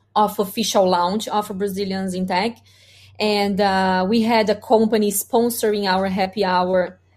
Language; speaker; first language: English; non-native, fluent; Portuguese